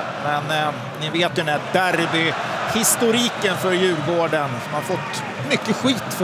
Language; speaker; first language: Swedish; native; Swedish